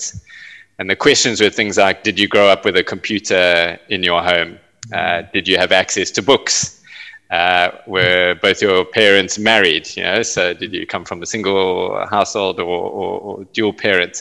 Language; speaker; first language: English; native; English